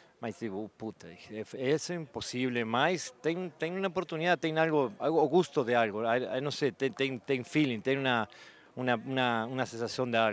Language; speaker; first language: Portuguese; non-native, learner; Spanish